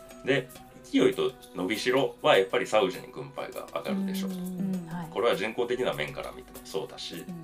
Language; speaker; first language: Japanese; native; Japanese